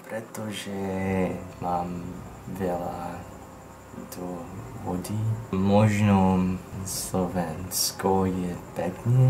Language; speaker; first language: Slovak; non-native, learner; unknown